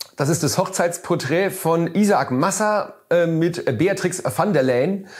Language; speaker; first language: German; native; German